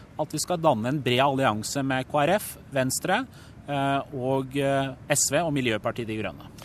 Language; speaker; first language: Norwegian; early bilingual, other home language; Persian